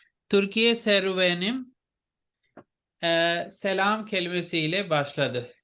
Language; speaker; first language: Turkish; non-native, fluent; Urdu